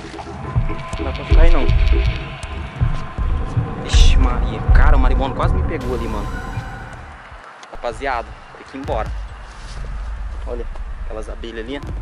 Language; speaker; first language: Portuguese; native; Portuguese